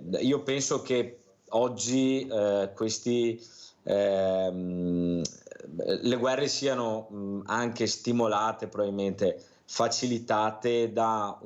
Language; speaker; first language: Italian; native; Italian